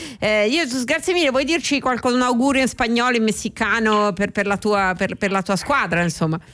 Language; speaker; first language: Italian; native; Italian